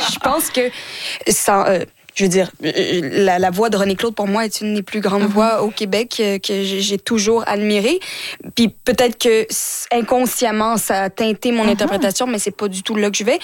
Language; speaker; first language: French; native; French